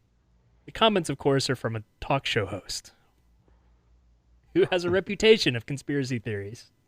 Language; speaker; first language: English; native; English